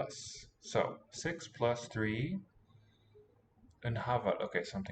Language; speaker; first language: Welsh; non-native, learner; English